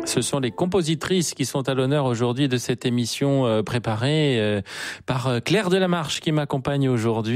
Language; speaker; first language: French; native; French